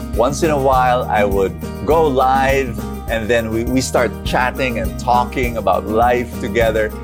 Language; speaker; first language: English; non-native, local second language; Filipino